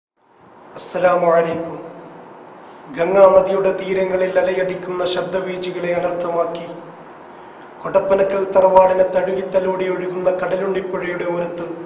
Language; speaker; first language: Malayalam; native; Malayalam